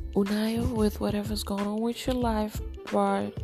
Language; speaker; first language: English; non-native, local second language; Swahili